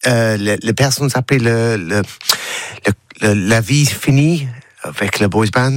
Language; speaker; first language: French; non-native, learner; English